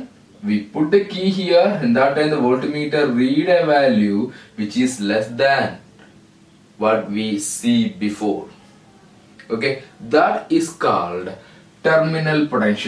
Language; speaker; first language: English; non-native, local second language; Malayalam